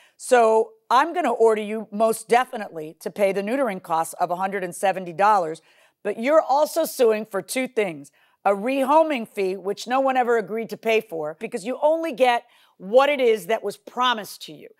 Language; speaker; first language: English; early bilingual, other home language; Spanish